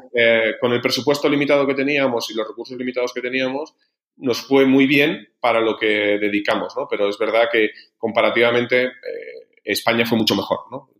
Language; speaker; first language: Spanish; native; Spanish